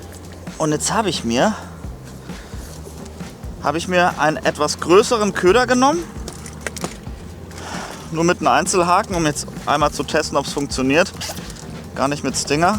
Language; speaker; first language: German; native; German